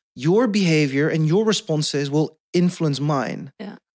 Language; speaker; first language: English; non-native, fluent; Dutch